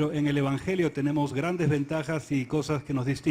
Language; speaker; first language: Spanish; native; Spanish